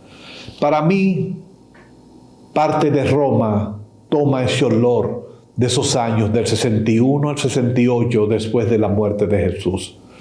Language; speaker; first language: Spanish; native; Spanish